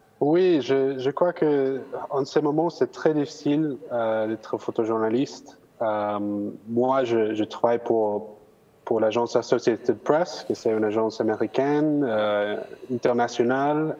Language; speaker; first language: French; non-native, fluent; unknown